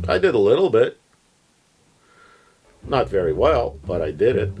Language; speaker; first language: English; non-native, fluent; Russian